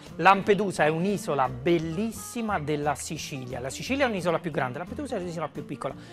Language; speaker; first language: Italian; native; Italian